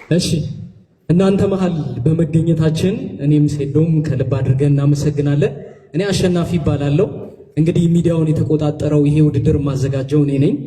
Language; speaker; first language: Amharic; native; Amharic